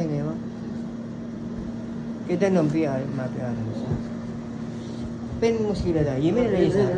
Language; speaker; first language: Arabic; non-native, learner; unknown